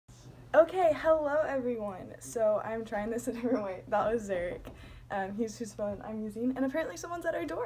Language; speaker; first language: English; native; English